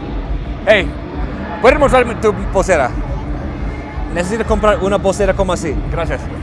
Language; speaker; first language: Spanish; non-native, learner; English